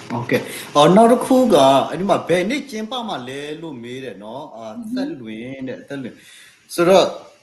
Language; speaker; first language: Burmese; non-native, local second language; S'gaw Karen